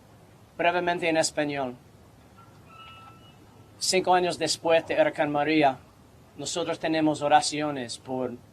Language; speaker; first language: Spanish; non-native, learner; English